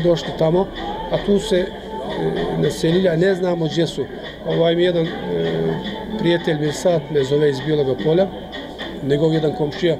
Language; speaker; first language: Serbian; early bilingual, heritage; Croatian